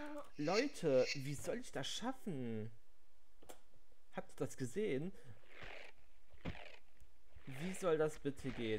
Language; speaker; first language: German; native; German